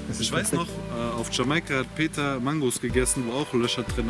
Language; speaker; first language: German; native; German